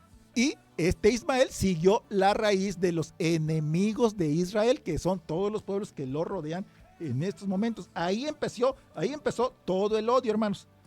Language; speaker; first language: Spanish; native; Spanish